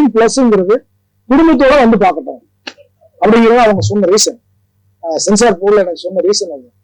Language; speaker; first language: Tamil; native; Tamil